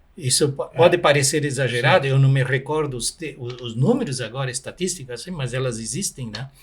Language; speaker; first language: Portuguese; non-native, local second language; German